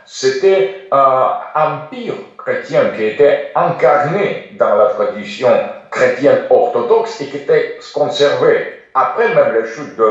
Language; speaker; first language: French; non-native, fluent; Russian